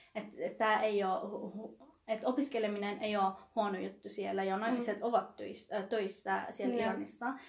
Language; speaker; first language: Finnish; non-native, learner; Persian